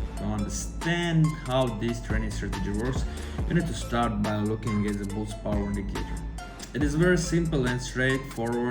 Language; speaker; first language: English; non-native, fluent; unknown